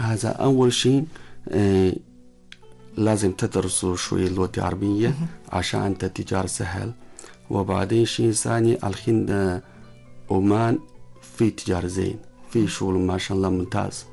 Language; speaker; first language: Arabic; non-native, learner; Chinese